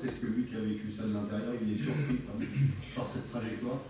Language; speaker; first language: French; native; French